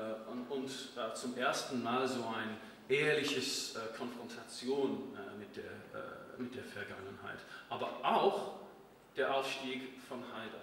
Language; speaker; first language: German; non-native, fluent; English